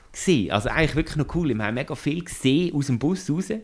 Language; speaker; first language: German; native; German